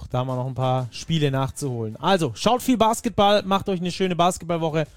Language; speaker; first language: German; native; German